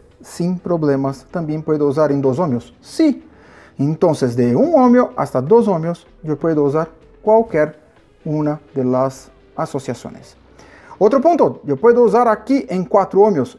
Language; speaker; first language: Spanish; non-native, fluent; Portuguese